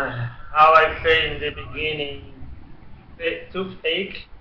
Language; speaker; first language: English; non-native, learner; Portuguese